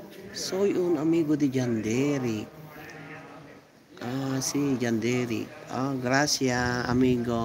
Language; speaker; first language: Spanish; non-native, learner; Iloko